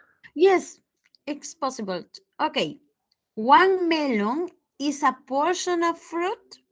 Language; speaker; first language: English; non-native, fluent; Spanish